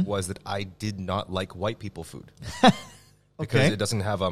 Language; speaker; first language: English; non-native, fluent; Chinese